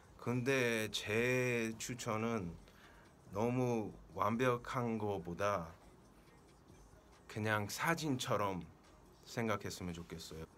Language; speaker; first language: Korean; early bilingual, heritage; Korean